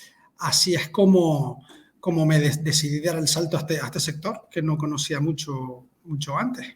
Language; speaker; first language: Spanish; native; Spanish